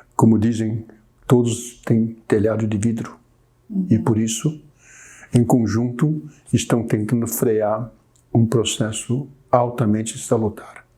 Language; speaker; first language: Portuguese; early bilingual, other home language; Chinese